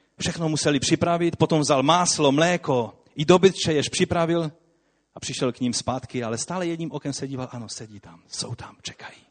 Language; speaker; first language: Czech; non-native, local second language; Polish